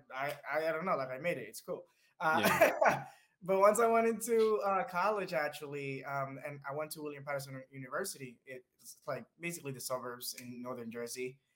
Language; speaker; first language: English; early bilingual, other home language; Spanish